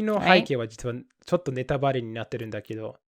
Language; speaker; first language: Japanese; non-native, fluent; English